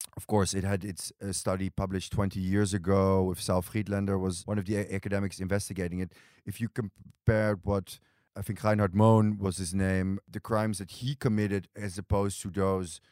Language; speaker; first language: English; non-native, fluent; Dutch